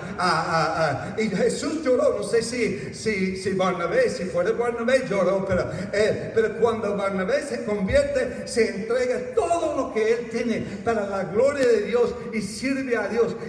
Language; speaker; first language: Spanish; non-native, fluent; English